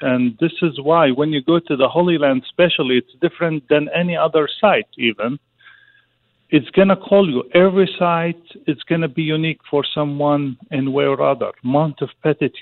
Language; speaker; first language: English; non-native, fluent; Arabic